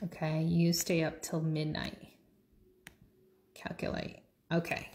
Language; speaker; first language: English; native; English